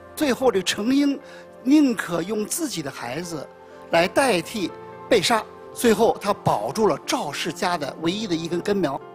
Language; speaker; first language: Chinese; native; Chinese